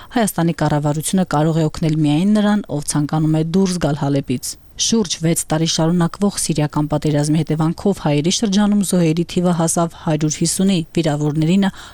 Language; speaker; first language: Armenian; native; Armenian